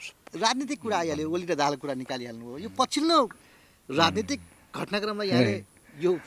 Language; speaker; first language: Nepali; native; Nepali